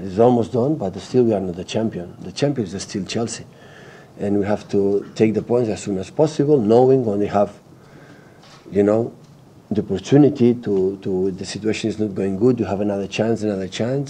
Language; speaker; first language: English; non-native, fluent; Catalan